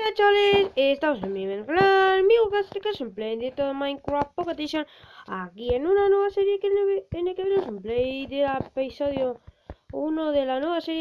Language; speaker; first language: Spanish; native; Spanish